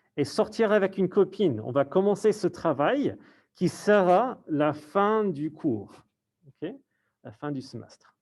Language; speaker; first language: French; non-native, fluent; English